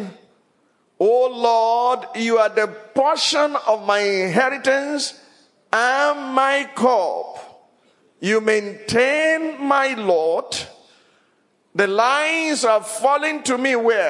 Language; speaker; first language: English; non-native, local second language; Yoruba